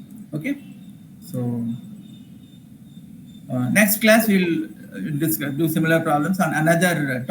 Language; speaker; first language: English; non-native, local second language; Tamil